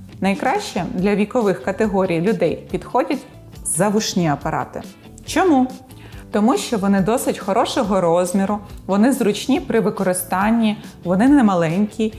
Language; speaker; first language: Ukrainian; native; Ukrainian